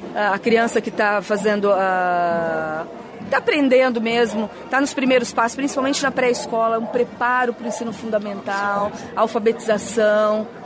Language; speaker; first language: Portuguese; native; Portuguese